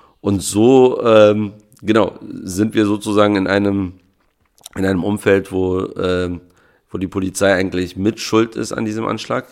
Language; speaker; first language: German; native; German